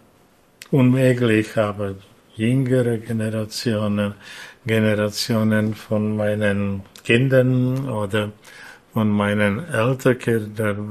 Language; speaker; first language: German; non-native, fluent; Czech